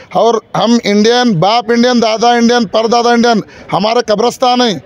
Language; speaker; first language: Hindi; native; Hindi